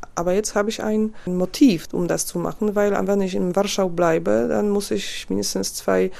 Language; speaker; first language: German; non-native, fluent; Polish